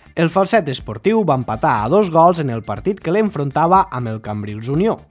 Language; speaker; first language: Catalan; native; Catalan